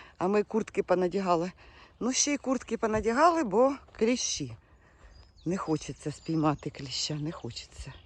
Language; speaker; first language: Ukrainian; native; Ukrainian